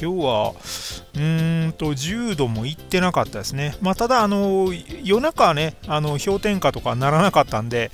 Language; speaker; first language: Japanese; native; Japanese